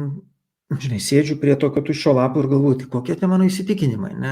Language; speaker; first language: Lithuanian; native; Lithuanian